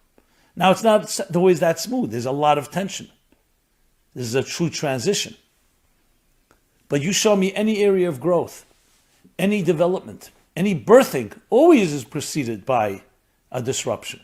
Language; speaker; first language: English; native; English